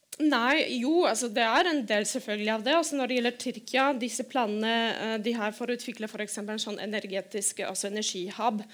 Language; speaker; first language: Norwegian; non-native, fluent; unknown